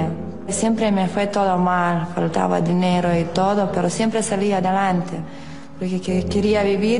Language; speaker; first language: Spanish; non-native, learner; Lithuanian